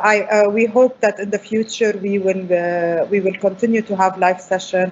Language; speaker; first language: English; non-native, fluent; Arabic